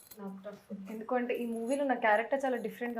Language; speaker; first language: Telugu; non-native, learner; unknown